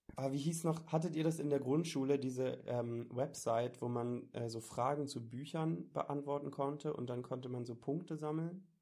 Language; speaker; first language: German; native; German